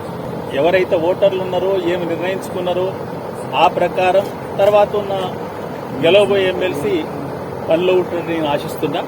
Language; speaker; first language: Telugu; native; Telugu